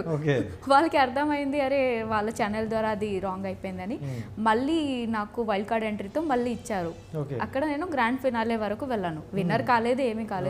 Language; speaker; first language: Telugu; non-native, learner; Odia